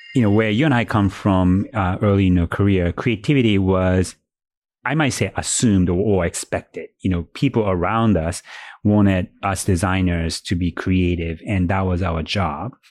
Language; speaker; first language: English; early bilingual, other home language; Japanese